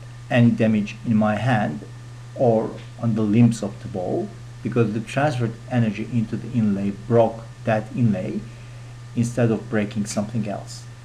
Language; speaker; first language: English; non-native, fluent; Turkish